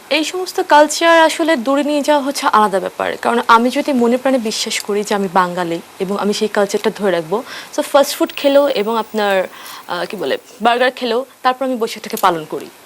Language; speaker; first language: Bangla; native; Bangla